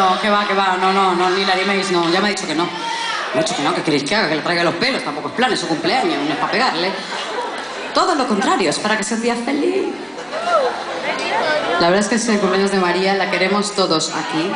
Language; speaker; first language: Spanish; native; Spanish